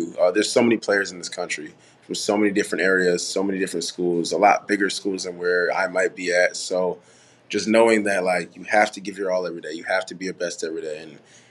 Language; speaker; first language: English; native; English